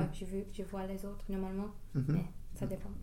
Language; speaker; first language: French; non-native, learner; English